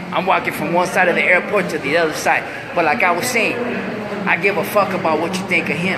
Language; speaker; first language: English; early bilingual, other home language; Spanish